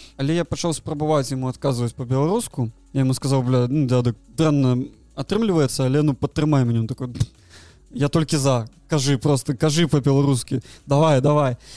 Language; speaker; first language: Belarusian; non-native, local second language; Russian